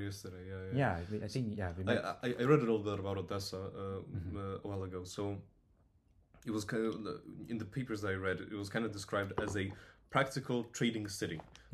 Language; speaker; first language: English; non-native, fluent; Polish